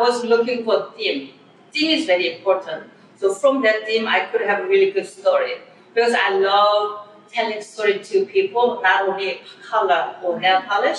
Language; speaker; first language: English; non-native, fluent; Korean